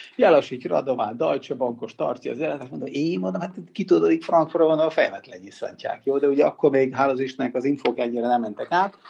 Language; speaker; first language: Hungarian; non-native, local second language; Serbian